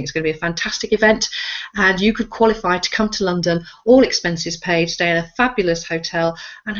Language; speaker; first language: English; native; English